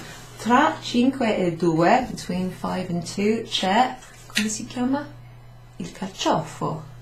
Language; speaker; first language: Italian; non-native, fluent; English